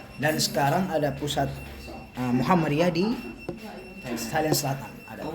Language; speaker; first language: Indonesian; non-native, fluent; Thai